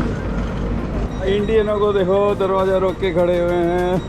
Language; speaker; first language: Hindi; native; Hindi